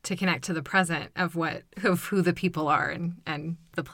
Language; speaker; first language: English; native; English